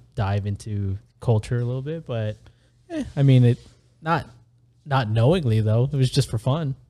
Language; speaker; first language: English; early bilingual, other home language; Filipino